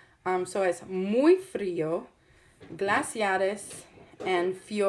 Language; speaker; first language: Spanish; non-native, fluent; English